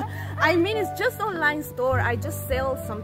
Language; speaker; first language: English; non-native, fluent; Spanish